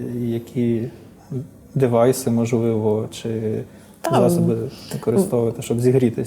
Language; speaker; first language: Ukrainian; native; Ukrainian